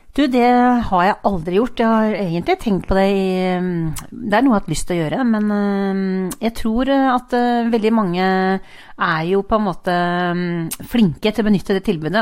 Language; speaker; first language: Norwegian; native; Norwegian